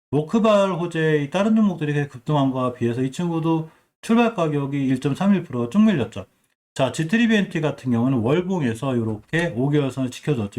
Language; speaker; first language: Korean; native; Korean